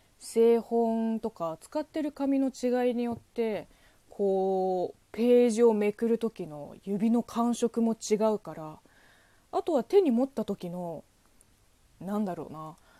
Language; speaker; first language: Japanese; non-native, fluent; Chinese